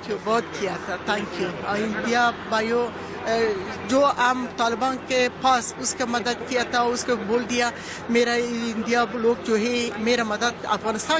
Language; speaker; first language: Hindi; non-native, learner; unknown